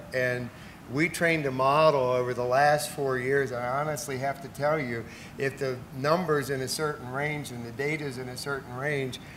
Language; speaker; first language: English; native; English